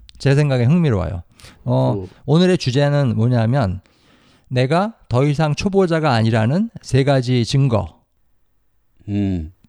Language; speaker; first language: Korean; native; Korean